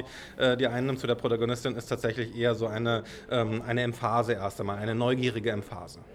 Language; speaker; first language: German; native; German